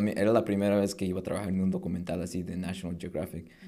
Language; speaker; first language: Spanish; early bilingual, heritage; Spanish